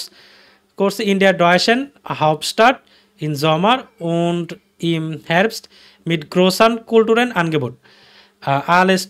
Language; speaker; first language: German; non-native, learner; Bangla